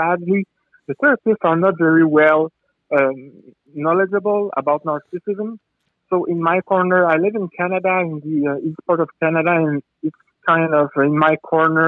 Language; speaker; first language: English; non-native, fluent; French